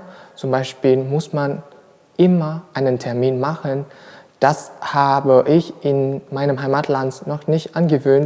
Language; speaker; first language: German; non-native, learner; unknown